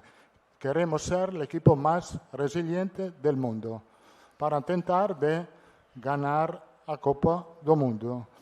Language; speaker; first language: Spanish; non-native, fluent; Italian